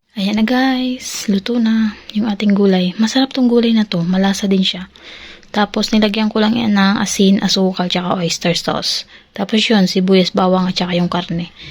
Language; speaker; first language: Filipino; native; Filipino